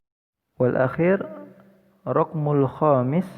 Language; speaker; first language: Arabic; non-native, fluent; Indonesian